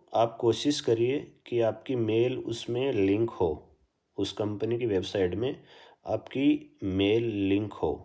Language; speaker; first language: Hindi; native; Hindi